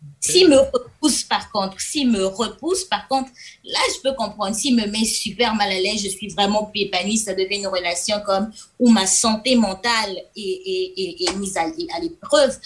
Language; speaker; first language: French; non-native, local second language; Lingala